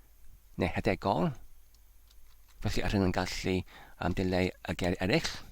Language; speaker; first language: Welsh; non-native, fluent; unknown